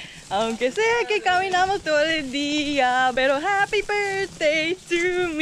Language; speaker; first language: Spanish; non-native, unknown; English